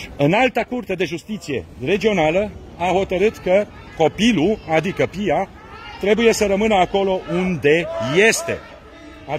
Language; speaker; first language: Romanian; native; Romanian